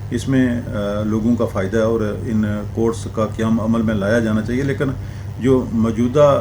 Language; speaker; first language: Urdu; non-native, local second language; Punjabi